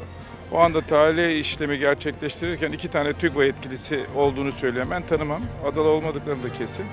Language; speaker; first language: Turkish; native; Turkish